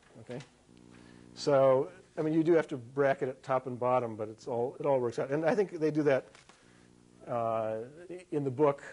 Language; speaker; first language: English; native; English